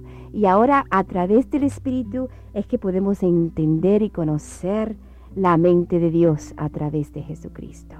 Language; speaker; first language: Spanish; native; Spanish